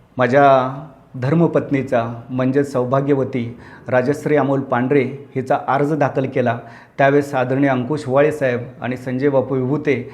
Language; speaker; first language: Marathi; native; Marathi